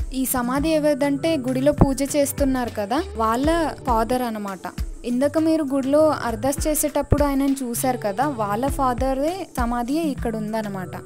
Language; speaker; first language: Telugu; non-native, local second language; Lambadi